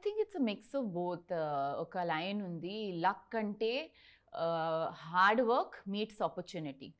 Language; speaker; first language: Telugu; non-native, learner; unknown